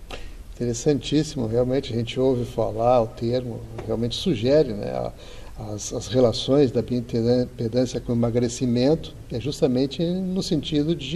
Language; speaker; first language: Portuguese; native; Portuguese